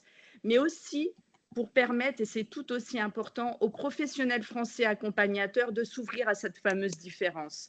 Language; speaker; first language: French; native; French